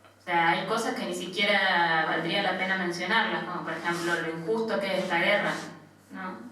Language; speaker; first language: Spanish; native; Spanish